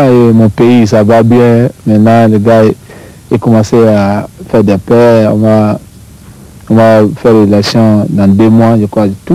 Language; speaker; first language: French; non-native, fluent; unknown